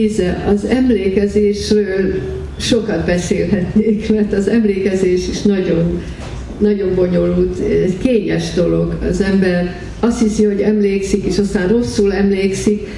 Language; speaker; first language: Hungarian; early bilingual, heritage; Hungarian